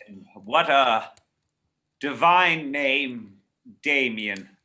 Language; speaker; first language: English; native; English